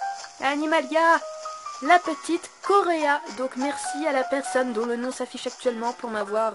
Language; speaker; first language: French; native; French